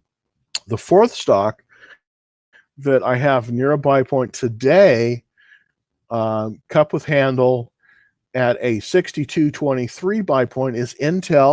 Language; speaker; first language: English; native; English